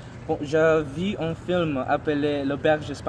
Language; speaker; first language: French; non-native, learner; English